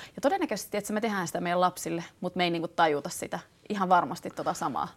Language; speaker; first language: Finnish; native; Finnish